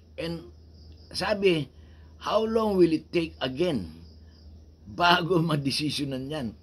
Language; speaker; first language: Filipino; native; Filipino